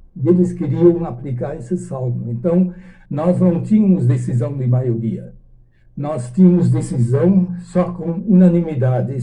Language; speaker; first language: Portuguese; non-native, fluent; German